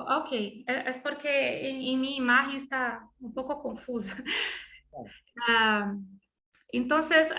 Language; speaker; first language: Spanish; non-native, learner; Portuguese